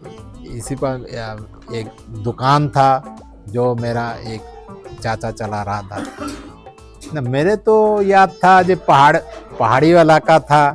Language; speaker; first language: Hindi; early bilingual, heritage; Hindi